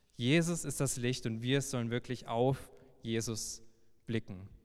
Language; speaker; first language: German; native; German